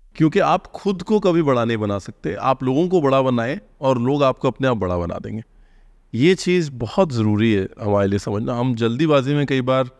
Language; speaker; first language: Hindi; native; Hindi